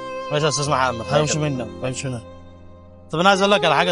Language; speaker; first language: Arabic; native; Arabic